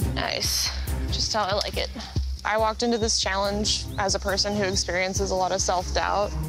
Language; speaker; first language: English; native; English